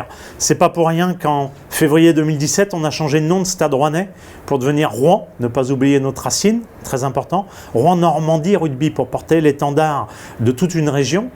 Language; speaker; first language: French; native; French